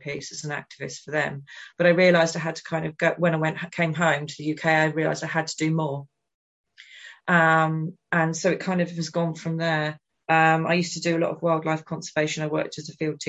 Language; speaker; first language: English; native; English